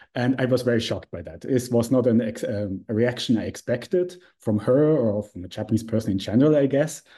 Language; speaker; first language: English; non-native, fluent; Swiss German